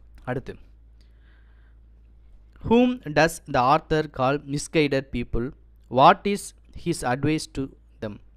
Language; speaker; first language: English; non-native, local second language; Tamil